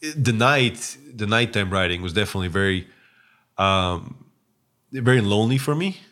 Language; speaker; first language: English; non-native, fluent; Russian